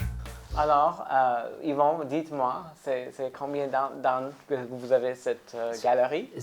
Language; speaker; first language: French; non-native, learner; English